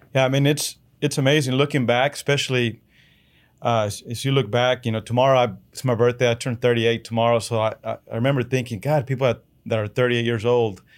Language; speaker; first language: English; early bilingual, other home language; Spanish